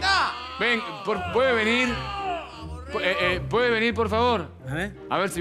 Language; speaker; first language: Spanish; native; Spanish